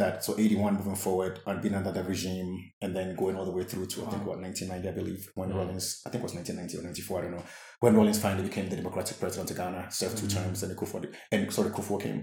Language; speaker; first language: English; non-native, local second language; Akan